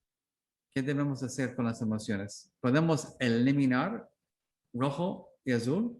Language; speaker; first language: Spanish; non-native, learner; English